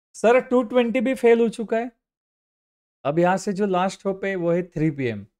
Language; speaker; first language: Hindi; non-native, local second language; Marathi